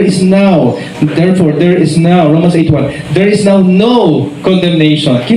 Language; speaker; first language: English; non-native, local second language; Filipino